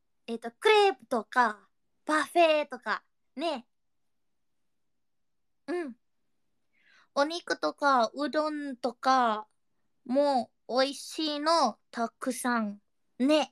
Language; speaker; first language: Japanese; non-native, learner; Indonesian